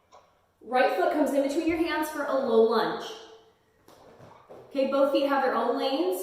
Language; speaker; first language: English; native; English